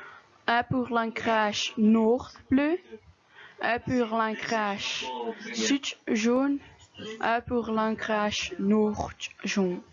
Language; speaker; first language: French; non-native, local second language; Dutch